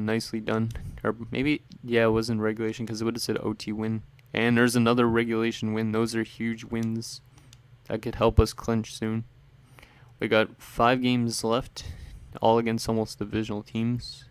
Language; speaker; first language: English; native; English